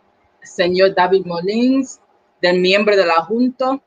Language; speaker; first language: Spanish; non-native, learner; English